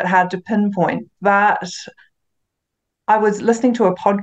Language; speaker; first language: English; native; English